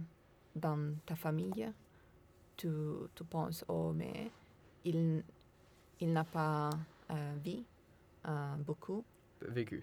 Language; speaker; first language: French; non-native, learner; Italian